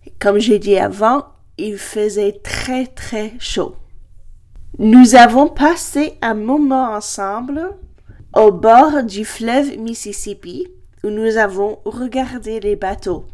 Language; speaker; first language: French; non-native, fluent; English